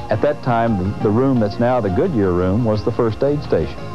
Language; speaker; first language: English; native; English